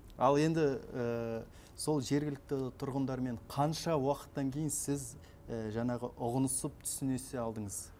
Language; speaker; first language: Kazakh; native; Kazakh